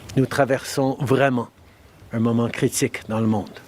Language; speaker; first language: French; native; French